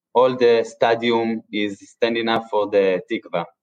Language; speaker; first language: English; non-native, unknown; Hebrew